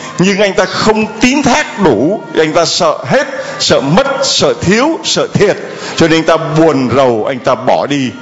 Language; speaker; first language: Vietnamese; native; Vietnamese